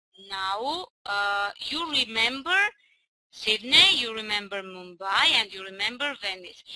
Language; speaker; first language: English; non-native, fluent; Armenian